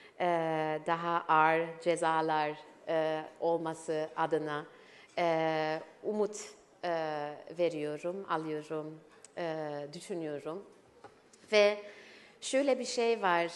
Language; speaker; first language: Turkish; early bilingual, heritage; German